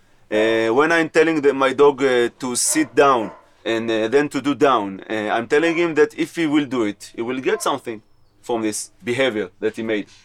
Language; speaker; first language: English; non-native, fluent; Hebrew